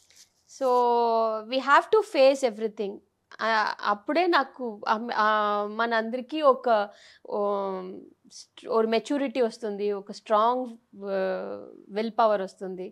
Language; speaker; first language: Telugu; non-native, fluent; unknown